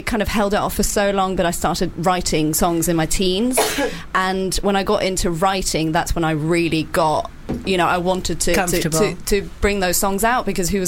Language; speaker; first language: English; non-native, fluent; Norwegian